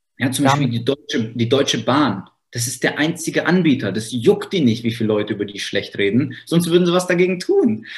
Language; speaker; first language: German; native; German